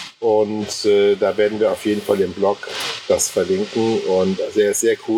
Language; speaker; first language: German; native; German